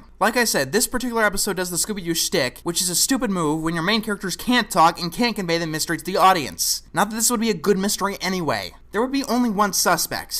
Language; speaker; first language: English; native; English